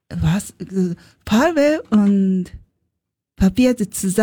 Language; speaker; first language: German; non-native, learner; Japanese